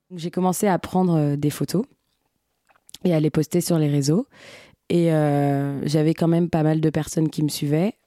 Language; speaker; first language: French; native; French